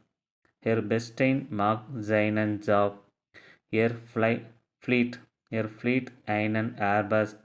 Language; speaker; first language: German; non-native, learner; Tamil